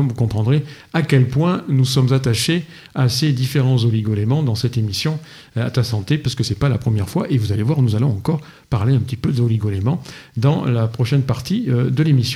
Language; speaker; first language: French; native; French